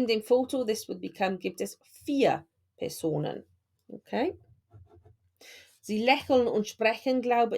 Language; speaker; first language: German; non-native, fluent; English